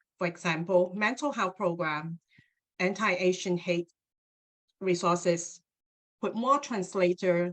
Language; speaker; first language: English; non-native, local second language; Cantonese